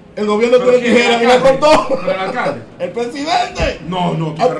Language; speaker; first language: Spanish; native; Spanish